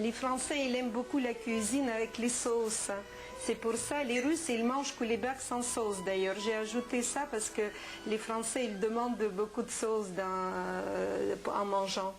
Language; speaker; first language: French; non-native, fluent; Ukrainian